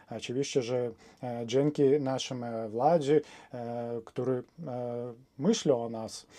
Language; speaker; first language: Polish; non-native, fluent; Russian